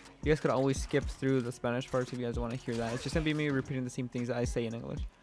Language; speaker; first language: English; early bilingual, other home language; Spanish